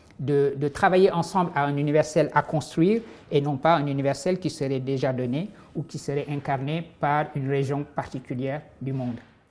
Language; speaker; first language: French; non-native, local second language; Wolof